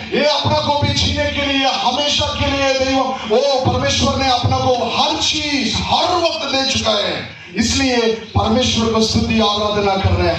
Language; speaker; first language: Hindi; non-native, local second language; Telugu